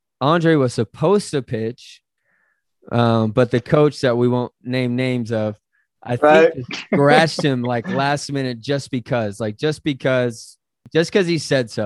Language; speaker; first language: English; native; English